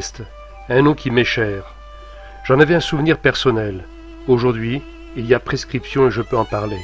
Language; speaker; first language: French; native; French